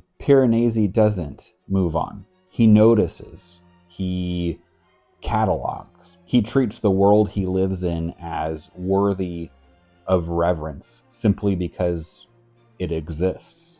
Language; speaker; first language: English; native; English